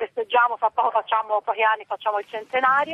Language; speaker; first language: Italian; native; Italian